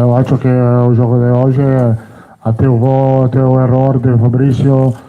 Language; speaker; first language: Portuguese; non-native, fluent; Italian